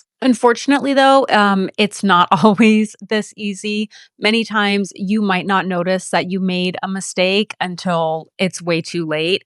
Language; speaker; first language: English; native; English